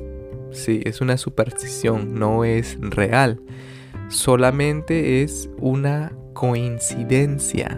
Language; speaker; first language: Spanish; early bilingual, other home language; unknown